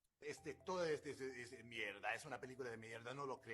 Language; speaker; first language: Spanish; non-native, fluent; English